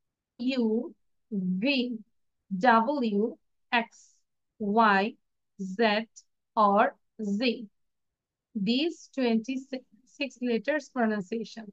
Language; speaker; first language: English; non-native, fluent; Bangla